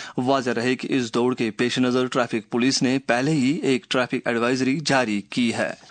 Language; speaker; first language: Urdu; non-native, local second language; Kashmiri